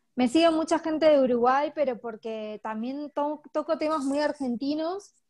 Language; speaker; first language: Spanish; native; Spanish